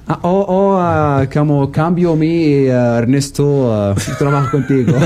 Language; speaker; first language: Spanish; non-native, learner; Arabic